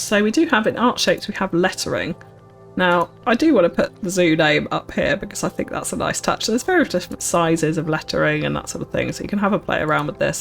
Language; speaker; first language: English; native; English